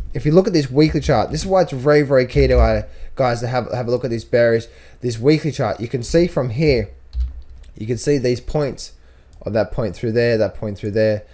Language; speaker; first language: English; native; English